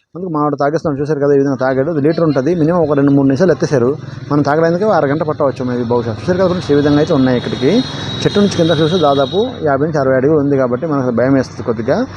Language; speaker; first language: Telugu; non-native, local second language; Odia